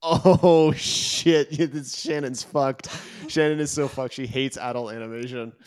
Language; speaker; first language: English; native; English